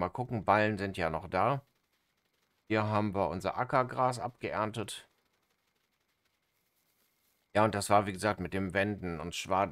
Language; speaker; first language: German; native; German